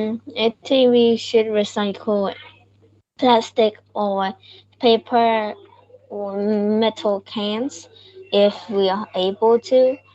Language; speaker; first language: English; non-native, learner; Vietnamese